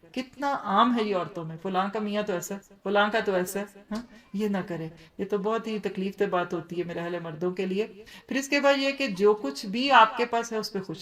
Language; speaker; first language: Urdu; native; Urdu